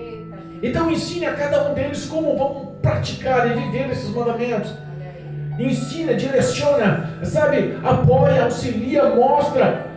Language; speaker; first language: Portuguese; native; Portuguese